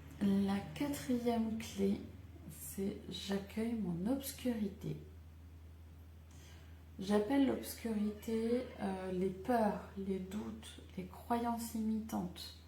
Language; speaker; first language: French; native; French